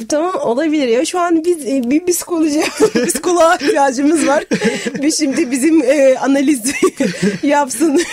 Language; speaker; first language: Turkish; non-native, fluent; Arabic